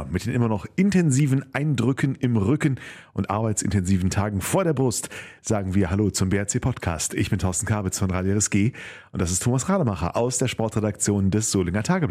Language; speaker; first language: German; native; German